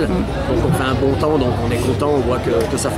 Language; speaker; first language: French; native; French